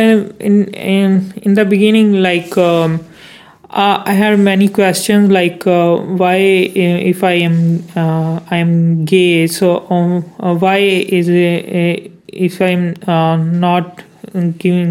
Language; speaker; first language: English; non-native, local second language; Urdu